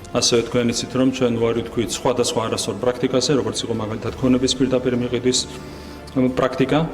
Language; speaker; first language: Georgian; native; Georgian